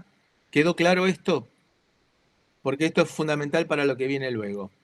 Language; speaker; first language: Spanish; native; Spanish